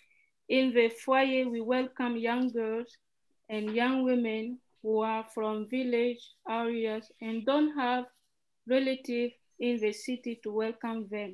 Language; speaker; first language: English; non-native, fluent; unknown